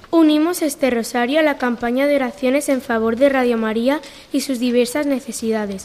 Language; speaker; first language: Spanish; native; Spanish